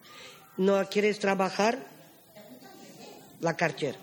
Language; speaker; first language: Spanish; non-native, learner; Romany